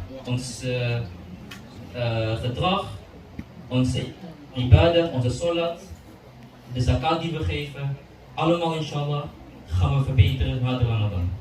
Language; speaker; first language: Dutch; early bilingual, other home language; Indonesian